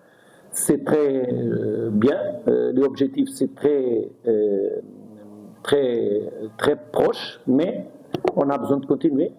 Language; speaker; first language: French; non-native, fluent; Portuguese